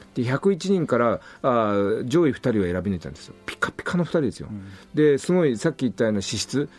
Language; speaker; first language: Japanese; native; Japanese